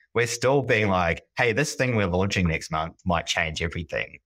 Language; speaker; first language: English; native; English